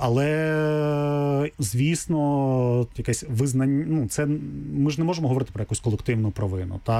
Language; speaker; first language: Ukrainian; native; Ukrainian